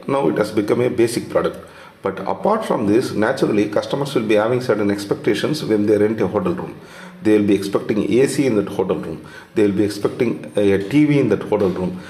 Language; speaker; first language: English; non-native, local second language; Tamil